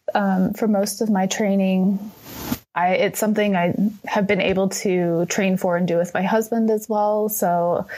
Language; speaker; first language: English; native; English